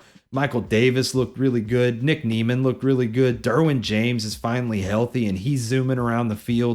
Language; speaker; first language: English; native; English